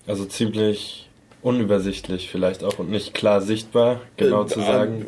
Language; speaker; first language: German; native; German